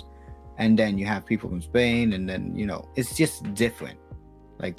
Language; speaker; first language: English; non-native, fluent; Spanish